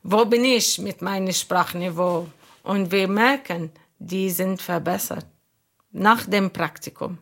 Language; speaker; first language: German; non-native, learner; Arabic